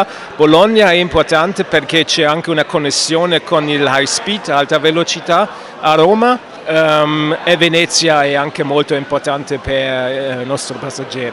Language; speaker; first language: Italian; non-native, learner; German